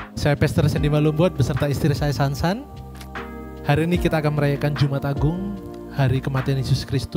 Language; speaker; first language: Indonesian; native; Indonesian